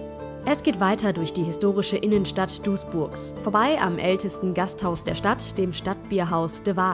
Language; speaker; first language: German; native; German